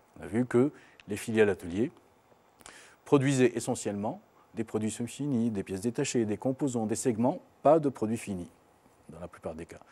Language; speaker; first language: French; non-native, local second language; Arabic